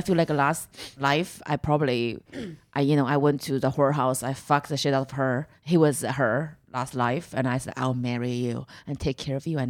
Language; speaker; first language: English; non-native, fluent; Chinese